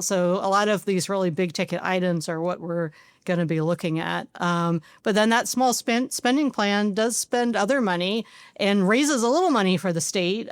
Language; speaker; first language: English; native; English